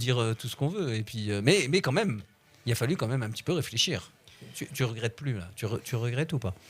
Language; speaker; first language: French; native; French